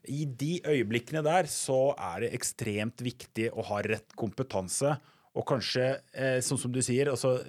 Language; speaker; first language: Norwegian; early bilingual, other home language; Arabic